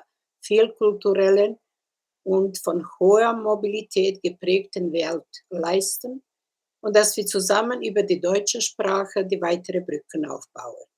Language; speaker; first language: German; non-native, fluent; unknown